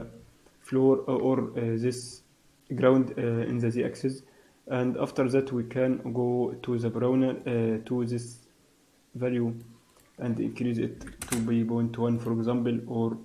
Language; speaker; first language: English; non-native, fluent; Arabic